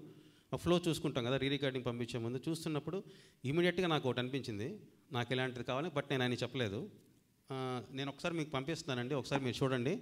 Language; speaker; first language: Telugu; native; Telugu